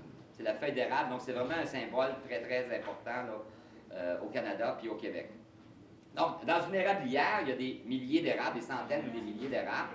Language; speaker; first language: French; native; French